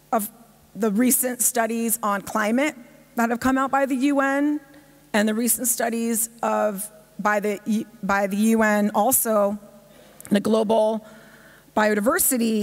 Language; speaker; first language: English; native; English